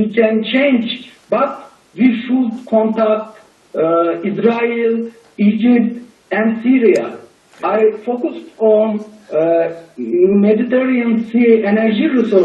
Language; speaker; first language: English; non-native, learner; Turkish